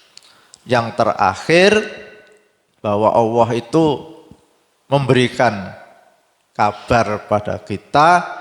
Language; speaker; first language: Indonesian; native; Indonesian